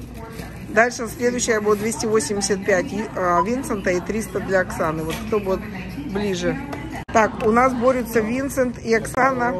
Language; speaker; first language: Russian; native; Russian